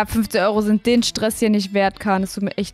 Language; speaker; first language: German; native; German